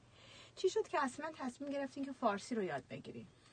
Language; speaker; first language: Persian; native; Persian